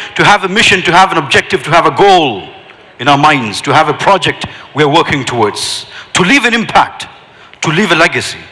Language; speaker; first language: English; non-native, local second language; Malayalam